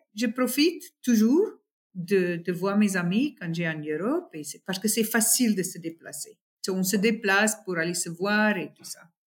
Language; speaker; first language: French; non-native, fluent; English